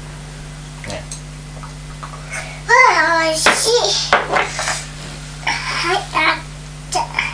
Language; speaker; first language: Japanese; native; Japanese